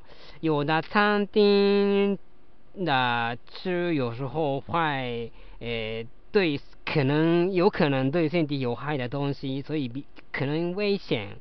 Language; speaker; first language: Chinese; non-native, learner; Japanese